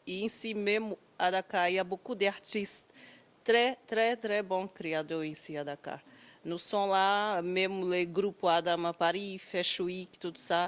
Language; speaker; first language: French; non-native, learner; Portuguese